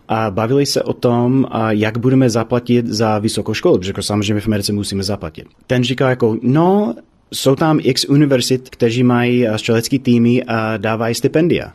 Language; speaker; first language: Czech; non-native, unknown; English